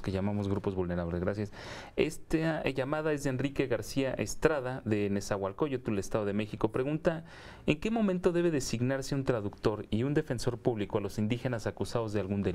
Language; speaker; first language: Spanish; native; Spanish